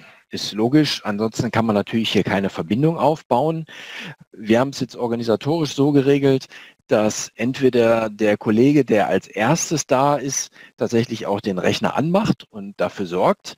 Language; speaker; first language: German; native; German